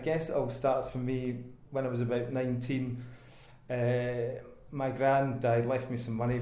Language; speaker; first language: English; native; English